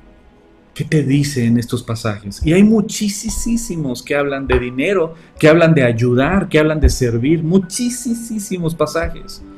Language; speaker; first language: Spanish; native; Spanish